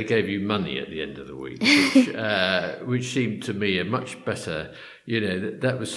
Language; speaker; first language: English; native; English